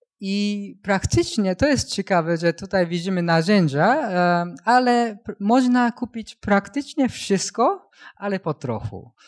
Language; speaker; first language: Polish; non-native, learner; Japanese